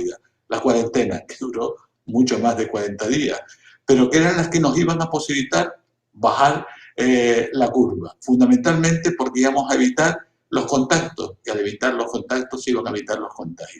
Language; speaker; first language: Spanish; native; Spanish